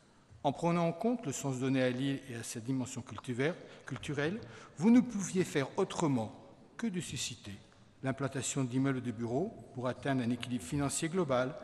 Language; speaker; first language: French; native; French